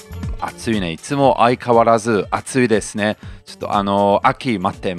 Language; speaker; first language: Japanese; non-native, fluent; English